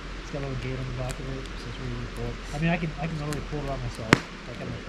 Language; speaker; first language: English; native; English